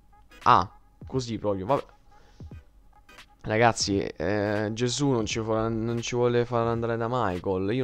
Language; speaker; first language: Italian; native; Italian